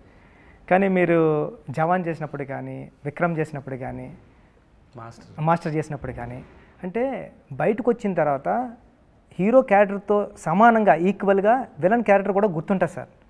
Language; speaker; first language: Telugu; native; Telugu